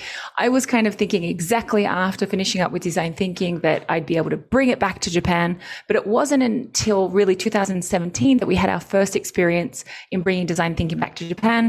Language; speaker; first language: English; native; English